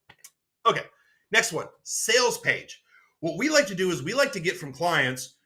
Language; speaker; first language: English; native; English